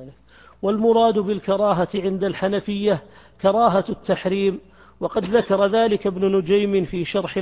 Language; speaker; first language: Arabic; native; Arabic